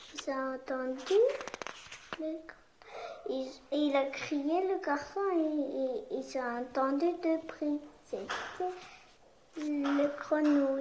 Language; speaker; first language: French; non-native, local second language; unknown